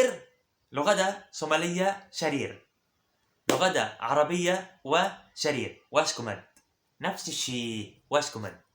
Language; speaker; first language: Arabic; early bilingual, other home language; Somali